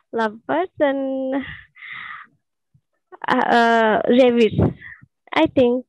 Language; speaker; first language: English; non-native, learner; Bangla